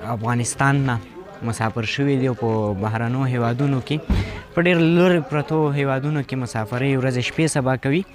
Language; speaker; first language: Pashto; native; Pashto